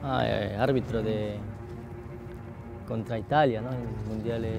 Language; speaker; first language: Italian; non-native, learner; Korean